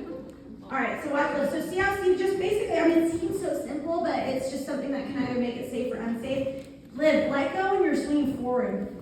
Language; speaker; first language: English; native; English